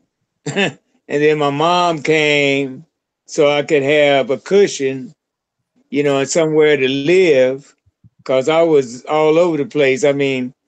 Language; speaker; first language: English; native; English